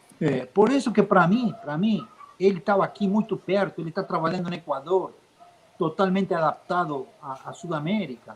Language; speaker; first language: Portuguese; non-native, fluent; Spanish